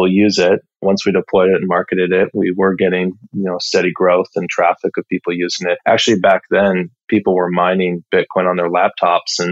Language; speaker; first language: English; native; English